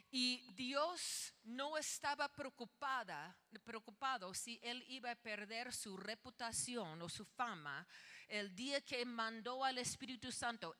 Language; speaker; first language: Spanish; non-native, fluent; English